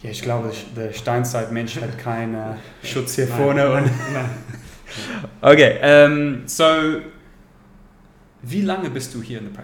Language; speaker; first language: German; non-native, learner; English